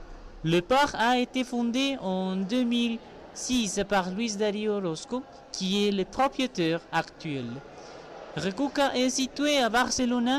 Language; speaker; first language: French; non-native, learner; Spanish